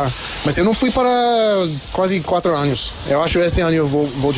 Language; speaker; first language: Portuguese; non-native, learner; English